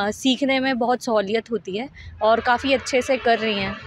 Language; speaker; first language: Hindi; native; Hindi